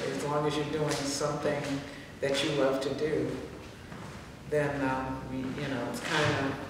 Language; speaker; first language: English; native; English